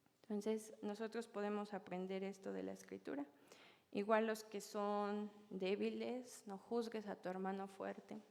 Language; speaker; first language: Spanish; native; Spanish